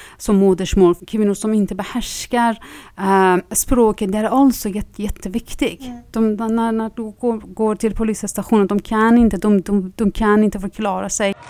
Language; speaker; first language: Swedish; non-native, fluent; Persian